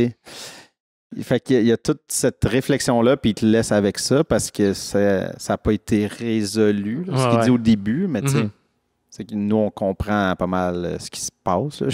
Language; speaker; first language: French; native; French